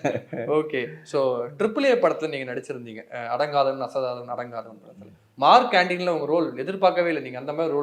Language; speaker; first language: Tamil; native; Tamil